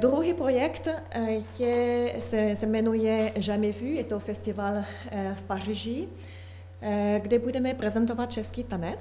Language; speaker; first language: Czech; non-native, learner; French